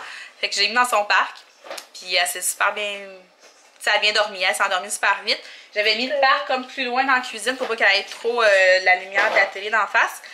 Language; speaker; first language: French; native; French